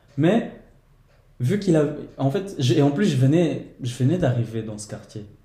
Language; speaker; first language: French; early bilingual, other home language; Portuguese